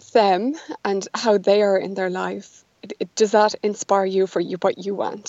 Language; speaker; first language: English; native; English